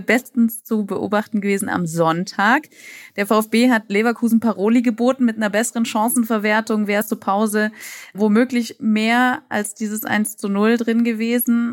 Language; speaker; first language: German; native; German